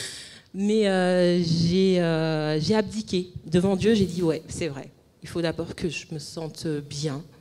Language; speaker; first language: French; native; French